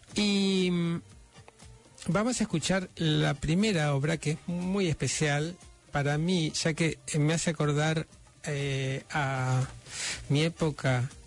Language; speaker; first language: Spanish; native; Spanish